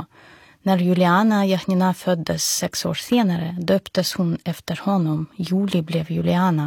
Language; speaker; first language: Swedish; non-native, fluent; Russian